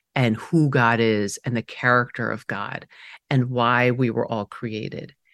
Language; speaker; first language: English; early bilingual, other home language; Chinese